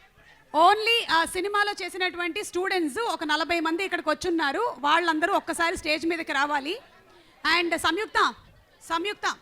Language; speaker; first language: Telugu; native; Telugu